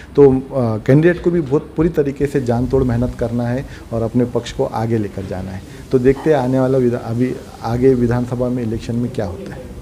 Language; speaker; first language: Hindi; non-native, local second language; Marathi